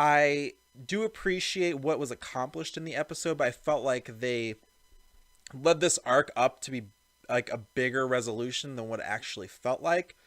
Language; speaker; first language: English; native; English